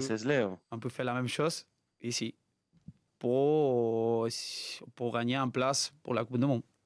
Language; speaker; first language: French; non-native, learner; Spanish